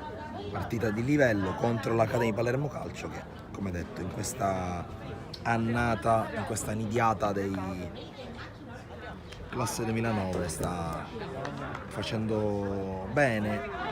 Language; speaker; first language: Italian; native; Italian